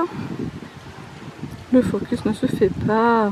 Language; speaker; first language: French; native; French